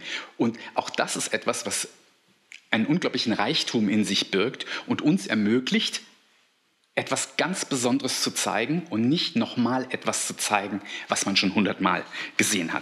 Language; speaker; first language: German; native; German